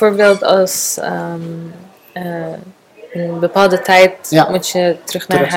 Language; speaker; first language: Dutch; non-native, learner; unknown